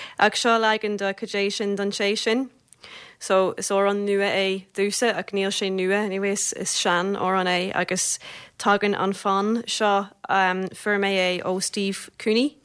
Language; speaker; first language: Irish; non-native, local second language; English